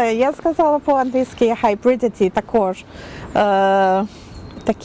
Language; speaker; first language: Ukrainian; non-native, learner; English